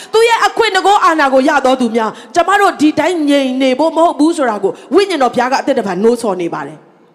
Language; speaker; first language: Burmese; non-native, local second language; Tedim Chin